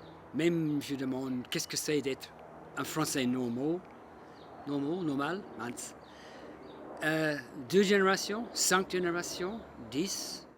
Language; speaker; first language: French; non-native, fluent; English